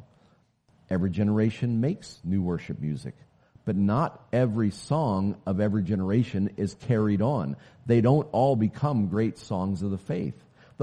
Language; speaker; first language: English; native; English